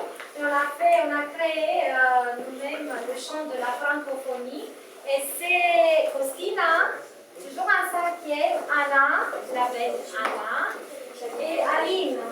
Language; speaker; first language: French; non-native, fluent; Romanian